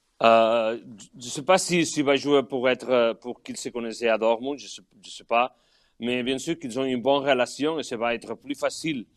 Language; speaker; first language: French; non-native, fluent; Catalan